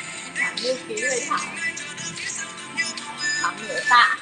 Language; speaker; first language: Vietnamese; native; Vietnamese